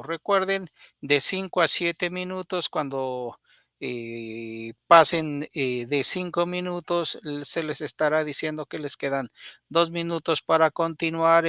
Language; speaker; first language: Spanish; native; Spanish